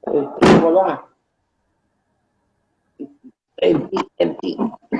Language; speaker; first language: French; non-native, learner; Romanian